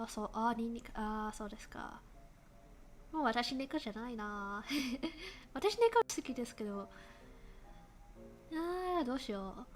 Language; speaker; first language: Japanese; non-native, learner; English